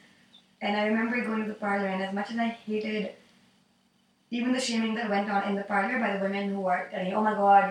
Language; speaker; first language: English; non-native, local second language; Urdu